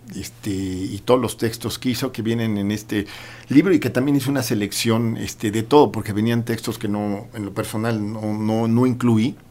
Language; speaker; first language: Spanish; native; Spanish